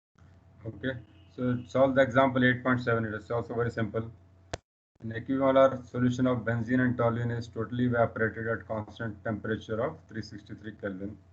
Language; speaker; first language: English; non-native, local second language; Hindi